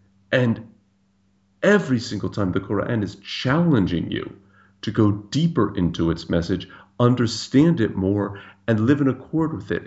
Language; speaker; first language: English; native; English